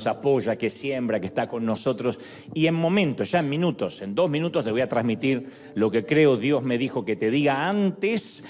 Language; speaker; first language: Spanish; native; Spanish